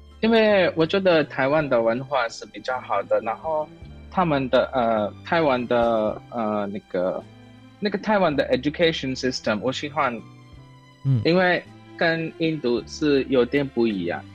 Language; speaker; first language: Chinese; non-native, learner; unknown